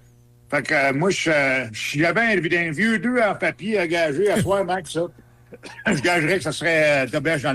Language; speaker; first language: French; native; French